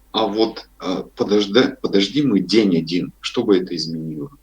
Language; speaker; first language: Russian; native; Russian